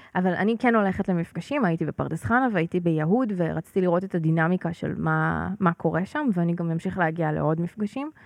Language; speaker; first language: Hebrew; native; Hebrew